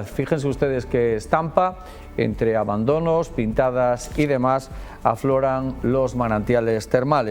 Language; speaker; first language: Spanish; native; Spanish